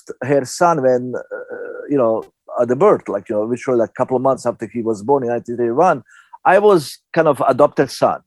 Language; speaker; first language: English; non-native, fluent; Bosnian